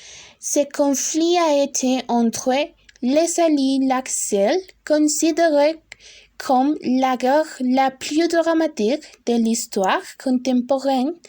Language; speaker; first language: French; non-native, learner; Spanish